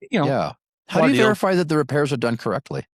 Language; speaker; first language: English; native; English